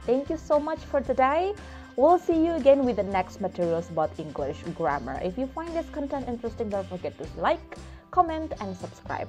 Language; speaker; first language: English; non-native, fluent; Indonesian